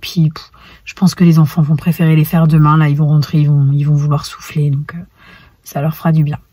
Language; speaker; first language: French; native; French